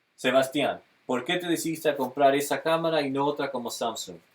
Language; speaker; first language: Spanish; early bilingual, heritage; Spanish